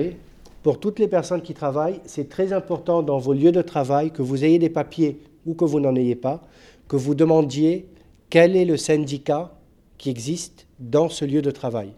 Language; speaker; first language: French; non-native, local second language; Arabic